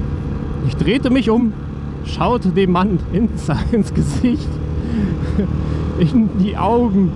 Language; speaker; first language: German; native; German